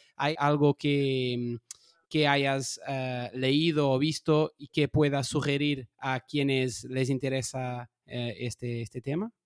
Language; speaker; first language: Spanish; non-native, fluent; Portuguese